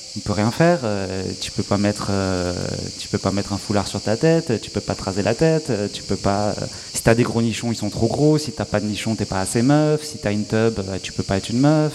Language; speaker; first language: French; native; French